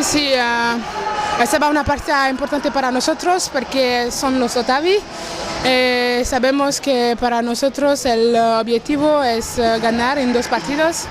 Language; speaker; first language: Spanish; non-native, learner; French